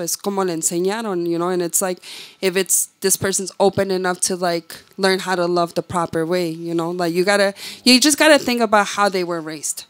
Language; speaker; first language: English; early bilingual, other home language; Spanish